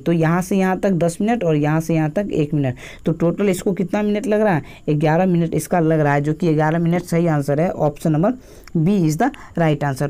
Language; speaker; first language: Hindi; native; Hindi